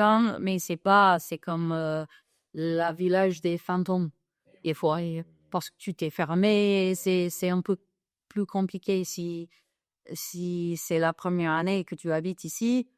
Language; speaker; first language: French; non-native, fluent; English